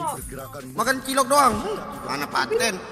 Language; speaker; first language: Indonesian; native; Indonesian